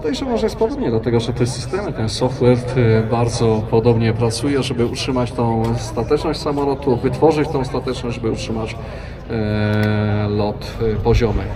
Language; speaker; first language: Polish; native; Polish